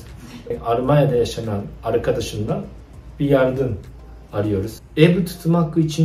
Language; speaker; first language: Turkish; non-native, fluent; Japanese